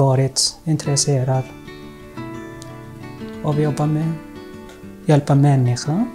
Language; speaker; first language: Swedish; non-native, fluent; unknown